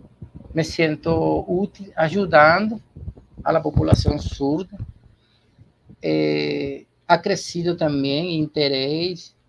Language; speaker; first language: Portuguese; non-native, learner; Spanish